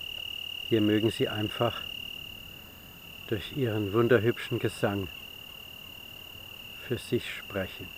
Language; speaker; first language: German; native; German